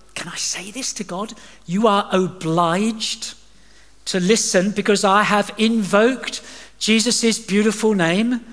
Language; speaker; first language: English; native; English